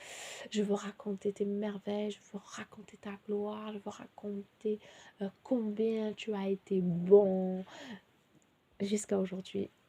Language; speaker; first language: French; native; French